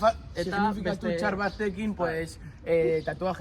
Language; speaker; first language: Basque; non-native, local second language; Spanish